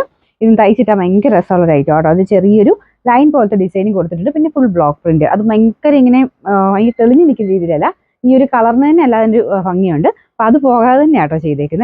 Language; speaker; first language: Malayalam; native; Malayalam